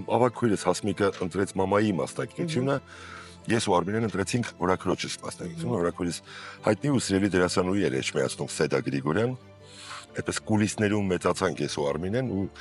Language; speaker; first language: Armenian; native; Armenian